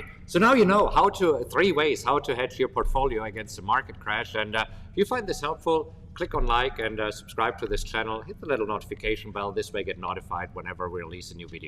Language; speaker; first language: English; non-native, fluent; German